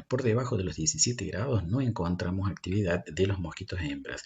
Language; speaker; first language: Spanish; native; Spanish